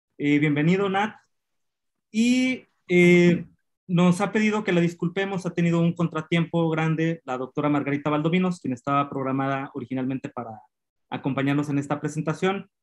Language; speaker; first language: Spanish; native; Spanish